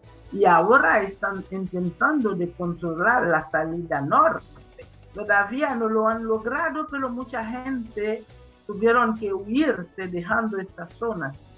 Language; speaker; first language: Spanish; non-native, fluent; Haitian Creole